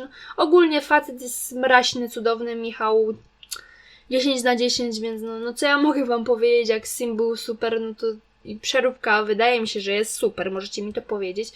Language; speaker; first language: Polish; native; Polish